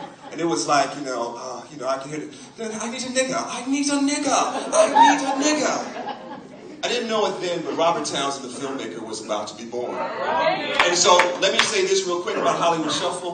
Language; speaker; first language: English; native; English